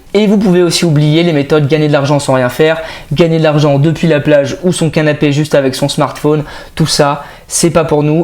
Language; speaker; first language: French; native; French